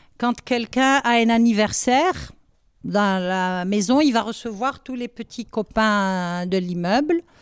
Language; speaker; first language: French; non-native, local second language; Arabic